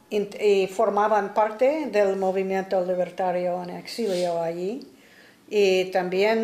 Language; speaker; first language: Spanish; non-native, fluent; English